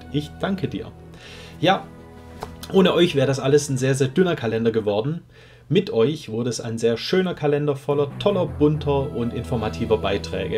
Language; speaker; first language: German; native; German